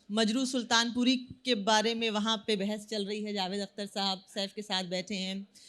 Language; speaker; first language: Hindi; native; Hindi